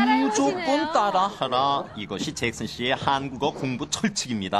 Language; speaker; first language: Korean; native; Korean